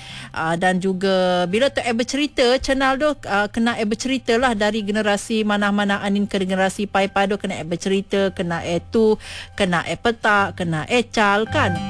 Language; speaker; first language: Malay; non-native, local second language; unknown